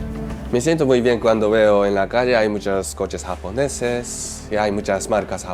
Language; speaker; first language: Spanish; non-native, learner; Japanese